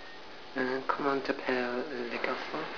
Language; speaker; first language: French; non-native, learner; English